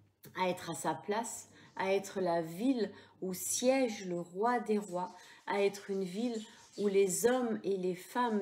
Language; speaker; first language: French; native; French